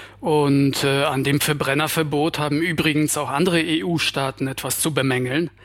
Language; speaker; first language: German; non-native, fluent; Polish